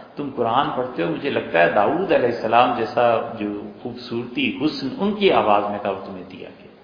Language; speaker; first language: Urdu; native; Urdu